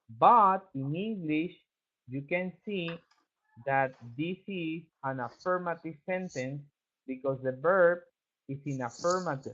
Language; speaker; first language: English; non-native, fluent; Spanish